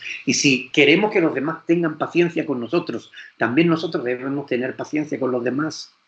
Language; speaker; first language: Spanish; native; Spanish